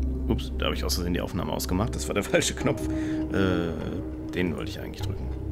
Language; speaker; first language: German; native; German